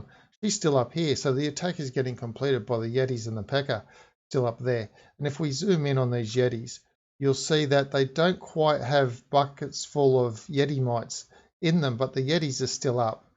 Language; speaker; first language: English; native; English